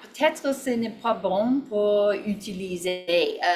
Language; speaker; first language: French; non-native, learner; English